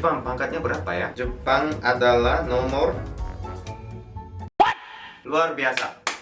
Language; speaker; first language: Indonesian; non-native, fluent; Japanese